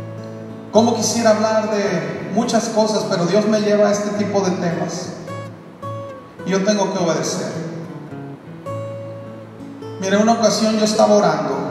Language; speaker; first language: Spanish; native; Spanish